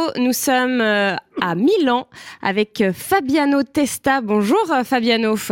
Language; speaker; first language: French; native; French